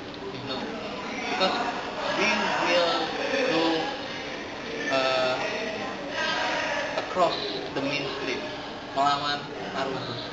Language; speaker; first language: English; non-native, learner; Indonesian